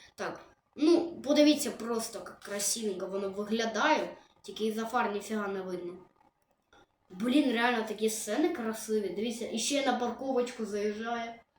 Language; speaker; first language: Ukrainian; non-native, local second language; Russian